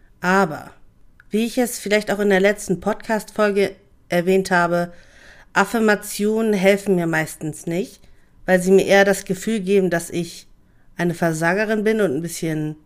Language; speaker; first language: German; native; German